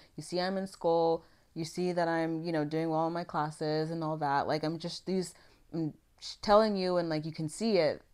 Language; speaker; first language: English; native; English